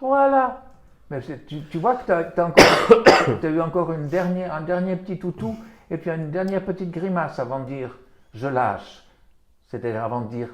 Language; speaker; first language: French; native; French